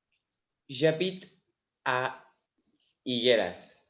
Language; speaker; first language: French; non-native, learner; Spanish